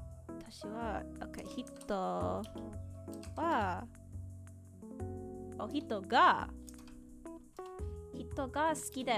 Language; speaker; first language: Japanese; non-native, learner; English